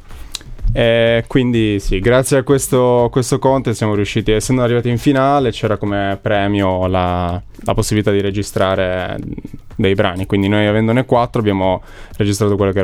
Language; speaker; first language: Italian; native; Italian